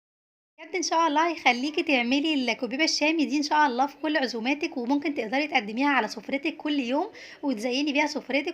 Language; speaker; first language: Arabic; native; Arabic